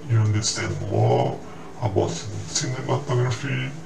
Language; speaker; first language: English; non-native, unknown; Portuguese